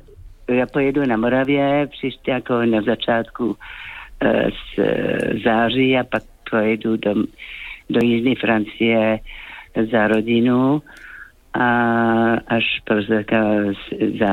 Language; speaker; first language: Czech; non-native, fluent; French